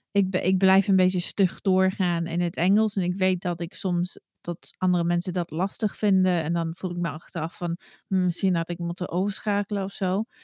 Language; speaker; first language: Dutch; non-native, fluent; English